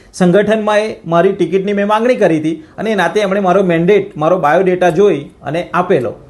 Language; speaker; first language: Gujarati; native; Gujarati